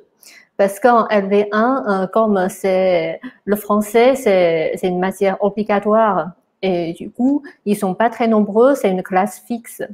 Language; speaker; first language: French; non-native, fluent; Chinese